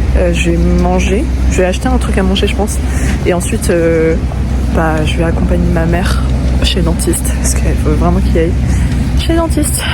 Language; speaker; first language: French; early bilingual, other home language; Vietnamese